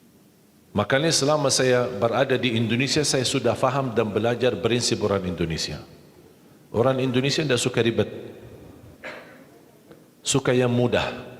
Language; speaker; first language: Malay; non-native, fluent; Arabic